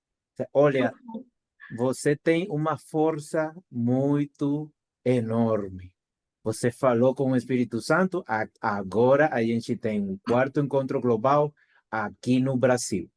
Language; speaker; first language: Portuguese; non-native, fluent; Spanish